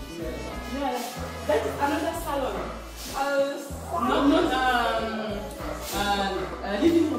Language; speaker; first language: English; non-native, learner; French